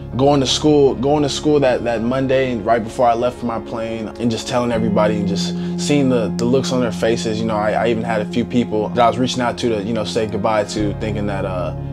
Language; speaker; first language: English; native; English